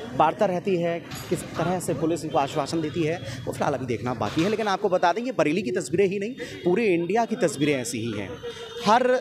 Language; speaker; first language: Hindi; native; Hindi